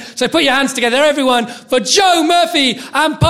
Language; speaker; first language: English; native; English